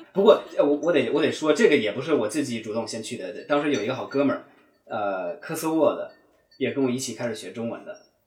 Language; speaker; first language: Chinese; non-native, fluent; English